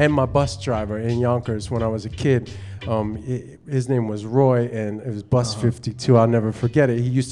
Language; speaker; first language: English; native; English